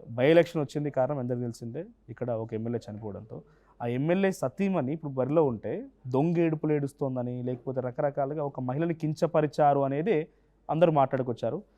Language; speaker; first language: Telugu; native; Telugu